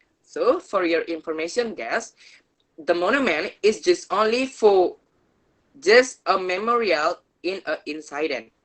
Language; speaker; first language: English; non-native, learner; Indonesian